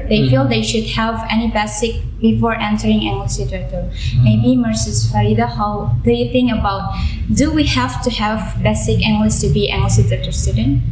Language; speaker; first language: English; non-native, learner; Indonesian